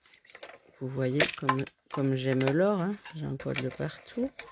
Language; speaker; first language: French; native; French